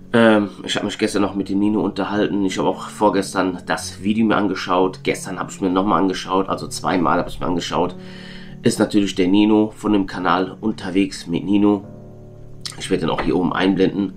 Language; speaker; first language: German; native; German